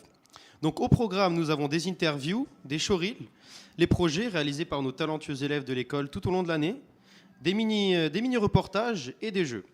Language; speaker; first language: French; native; French